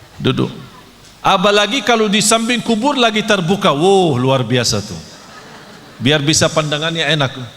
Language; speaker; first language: Malay; non-native, fluent; Arabic